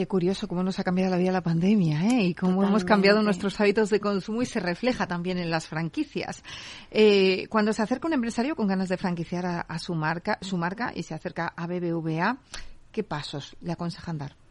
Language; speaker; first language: Spanish; native; Spanish